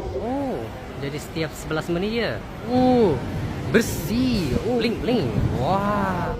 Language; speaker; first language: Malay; non-native, fluent; Korean